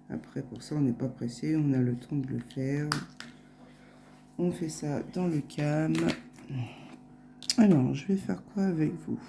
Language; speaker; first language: French; native; French